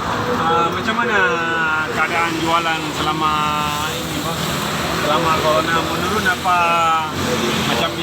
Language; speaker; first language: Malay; non-native, local second language; Achinese